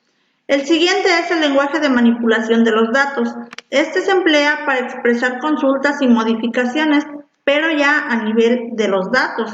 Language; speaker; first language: Spanish; native; Spanish